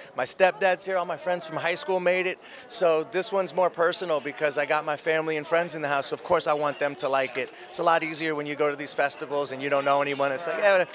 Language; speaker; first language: English; native; English